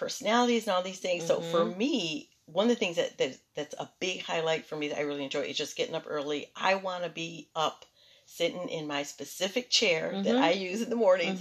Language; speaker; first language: English; early bilingual, other home language; Spanish